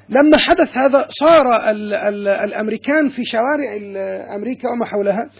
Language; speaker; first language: Arabic; native; Arabic